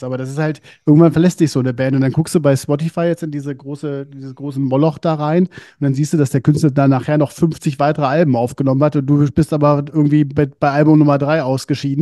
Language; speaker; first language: German; native; German